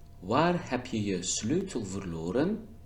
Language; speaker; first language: Dutch; non-native, fluent; Turkish